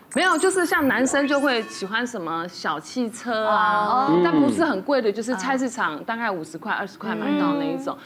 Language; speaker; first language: Chinese; native; Chinese